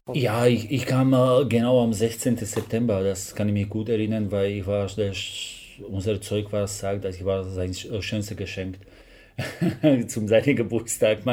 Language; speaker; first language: German; non-native, fluent; Slovak